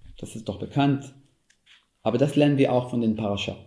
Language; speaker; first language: German; non-native, fluent; Hebrew